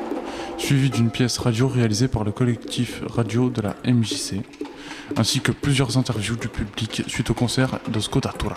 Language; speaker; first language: French; native; French